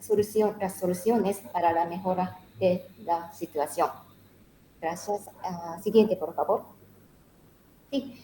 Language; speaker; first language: Spanish; non-native, learner; Japanese